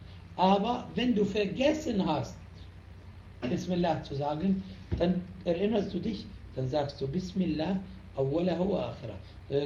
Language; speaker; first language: German; non-native, fluent; Arabic